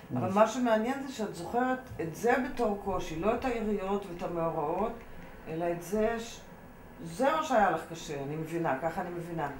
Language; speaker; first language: Hebrew; native; Hebrew